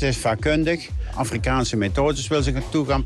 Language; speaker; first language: Dutch; native; Dutch